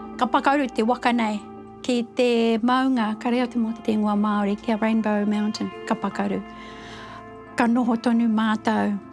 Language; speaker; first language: Māori; native; Māori